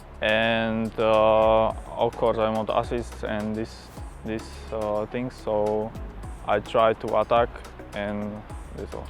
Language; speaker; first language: English; non-native, fluent; Slovak